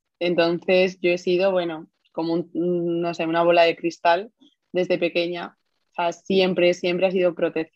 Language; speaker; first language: Spanish; native; Spanish